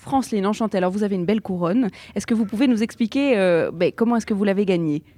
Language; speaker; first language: French; native; French